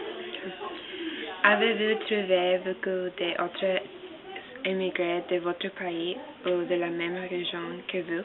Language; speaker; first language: French; non-native, learner; English